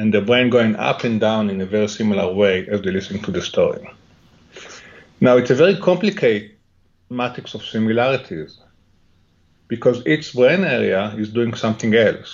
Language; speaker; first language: English; non-native, fluent; Hebrew